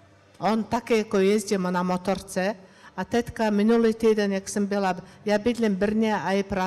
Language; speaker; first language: Czech; non-native, learner; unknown